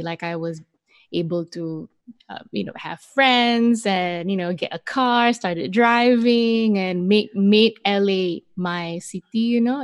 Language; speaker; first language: English; non-native, local second language; Malay